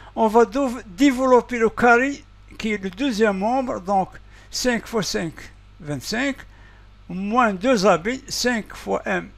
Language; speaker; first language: French; non-native, local second language; Arabic